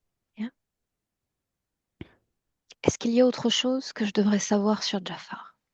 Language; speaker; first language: French; native; French